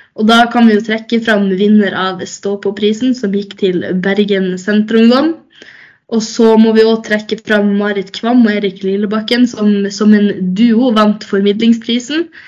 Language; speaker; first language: Norwegian; native; Norwegian